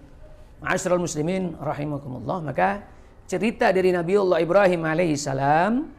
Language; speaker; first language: Indonesian; native; Indonesian